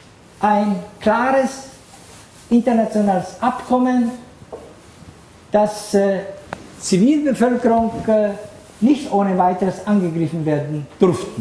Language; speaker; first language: German; non-native, fluent; Japanese